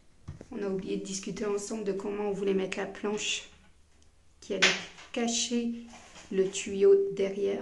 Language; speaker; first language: French; native; French